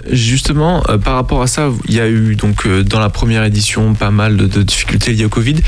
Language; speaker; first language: French; native; French